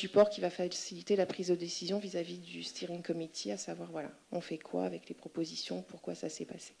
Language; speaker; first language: French; native; French